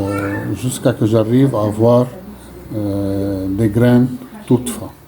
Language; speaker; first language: French; non-native, local second language; Arabic